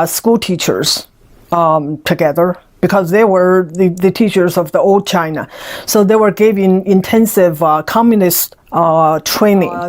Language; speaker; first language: English; non-native, fluent; Chinese